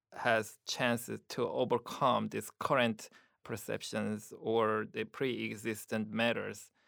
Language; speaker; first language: English; non-native, fluent; Korean